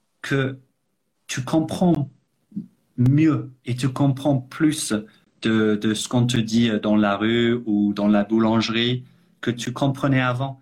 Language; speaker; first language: French; non-native, fluent; English